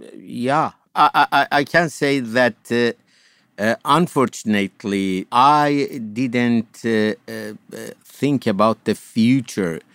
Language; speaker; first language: English; non-native, fluent; Persian